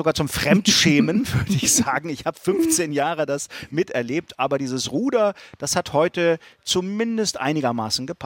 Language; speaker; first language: German; native; German